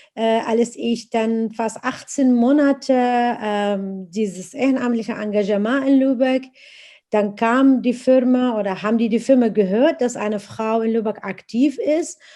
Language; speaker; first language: German; non-native, fluent; Arabic